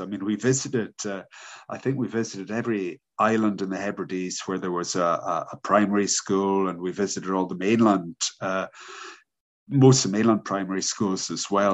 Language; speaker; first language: English; native; English